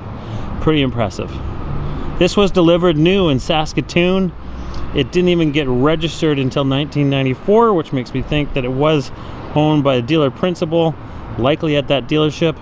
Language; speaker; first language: English; native; English